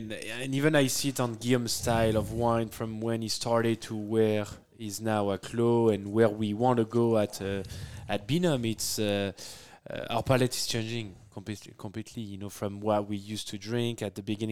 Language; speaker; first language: English; non-native, fluent; French